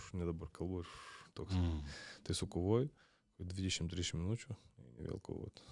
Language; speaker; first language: Lithuanian; native; Lithuanian